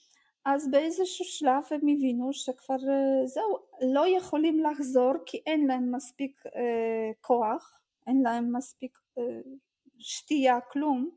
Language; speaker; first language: Hebrew; non-native, fluent; Russian